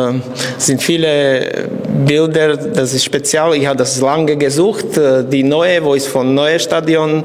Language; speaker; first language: German; non-native, local second language; French